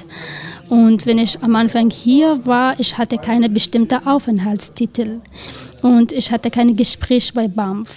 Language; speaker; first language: German; non-native, learner; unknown